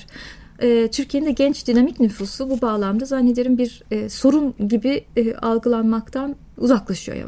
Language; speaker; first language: Turkish; native; Turkish